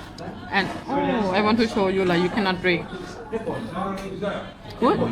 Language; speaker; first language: English; non-native, learner; Thai